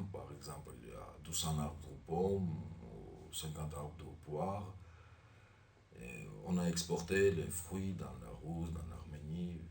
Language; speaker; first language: French; non-native, learner; Armenian